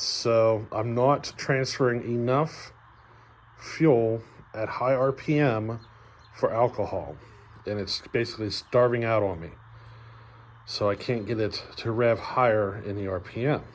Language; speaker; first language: English; native; English